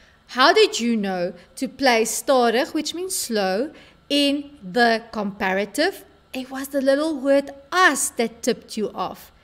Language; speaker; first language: English; native; English